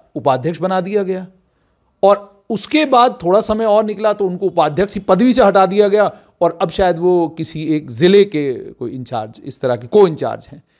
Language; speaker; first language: Hindi; non-native, local second language; Dogri